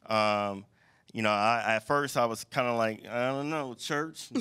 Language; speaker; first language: English; native; English